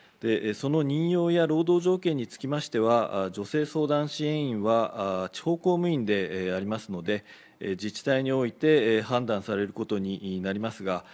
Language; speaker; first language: Japanese; native; Japanese